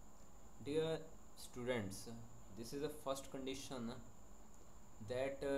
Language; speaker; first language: English; non-native, local second language; Hindi